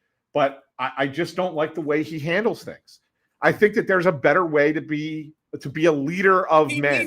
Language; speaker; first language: English; native; English